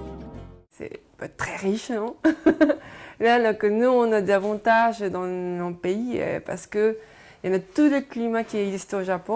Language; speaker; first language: French; non-native, fluent; Japanese